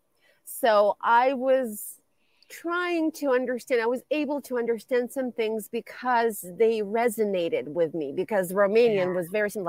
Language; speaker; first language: English; non-native, fluent; Romanian